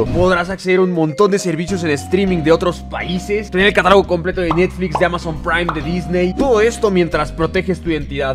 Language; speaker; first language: Spanish; native; Spanish